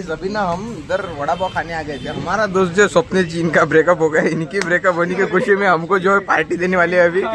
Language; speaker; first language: Hindi; non-native, local second language; Marathi